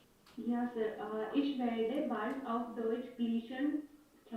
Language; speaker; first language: German; non-native, learner; Hindi